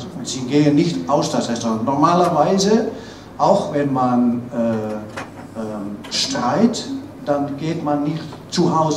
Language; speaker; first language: German; non-native, fluent; Dutch